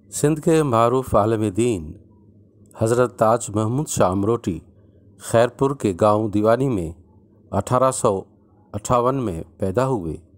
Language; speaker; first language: Urdu; non-native, local second language; Sindhi